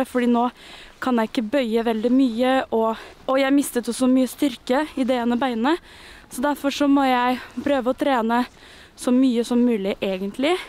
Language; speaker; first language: Norwegian; non-native, fluent; French